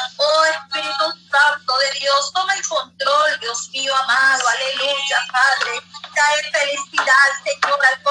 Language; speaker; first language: Spanish; native; Spanish